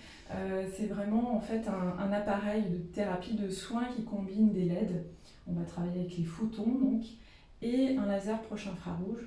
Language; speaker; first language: French; native; French